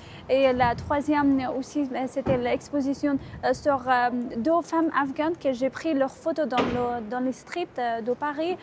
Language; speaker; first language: French; non-native, fluent; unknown